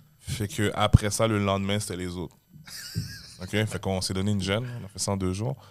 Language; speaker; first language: French; native; French